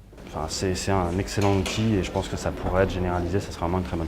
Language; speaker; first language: French; native; French